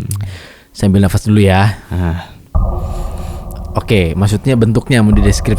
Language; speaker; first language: Indonesian; native; Indonesian